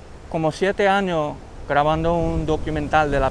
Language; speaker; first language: Spanish; early bilingual, heritage; English